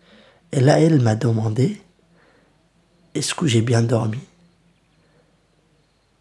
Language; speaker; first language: French; early bilingual, other home language; Kurdish